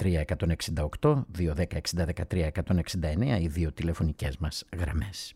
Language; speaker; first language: Greek; native; Greek